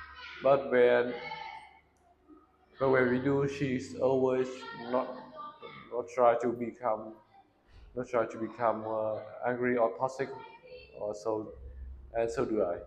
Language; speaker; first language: English; non-native, learner; Vietnamese